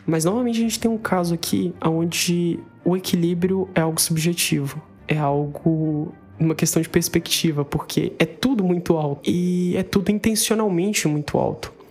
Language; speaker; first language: Portuguese; native; Portuguese